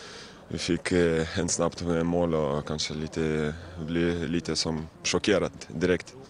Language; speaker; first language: Swedish; non-native, fluent; Lithuanian